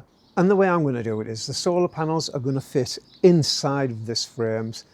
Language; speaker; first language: English; native; English